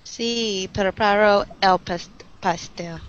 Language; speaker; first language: Spanish; non-native, learner; English